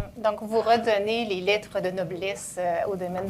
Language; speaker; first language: French; native; French